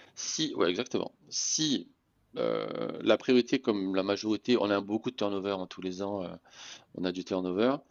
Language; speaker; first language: French; native; French